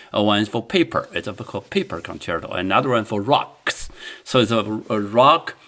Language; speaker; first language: English; non-native, fluent; Chinese